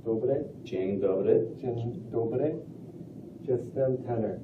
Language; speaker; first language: Polish; non-native, learner; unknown